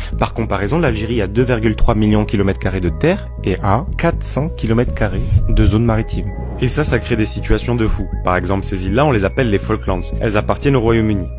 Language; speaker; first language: French; native; French